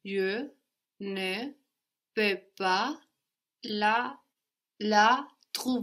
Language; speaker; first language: French; non-native, learner; English